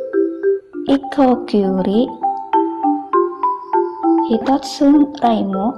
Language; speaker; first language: Japanese; non-native, learner; Indonesian